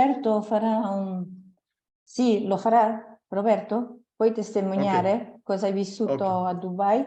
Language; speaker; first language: Italian; non-native, fluent; French